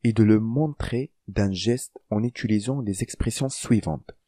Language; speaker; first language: French; non-native, local second language; Arabic